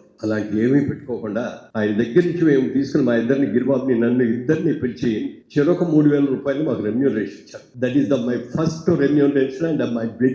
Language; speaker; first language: Telugu; native; Telugu